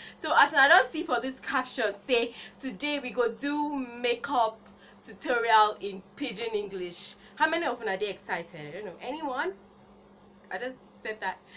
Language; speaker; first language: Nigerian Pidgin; non-native, local second language; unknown